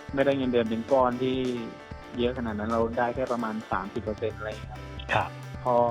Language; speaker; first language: Thai; native; Thai